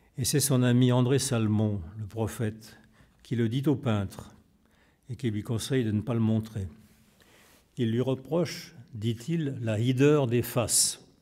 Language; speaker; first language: French; native; French